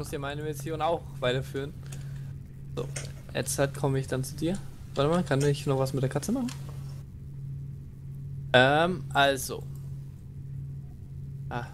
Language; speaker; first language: German; native; German